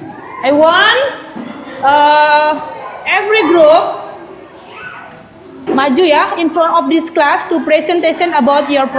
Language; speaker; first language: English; non-native, learner; Indonesian